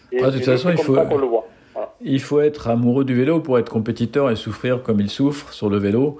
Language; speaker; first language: French; native; French